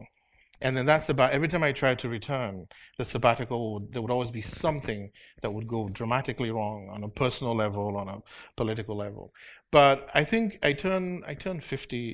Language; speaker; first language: English; native; English